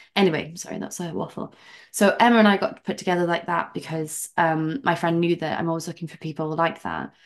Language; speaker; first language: English; native; English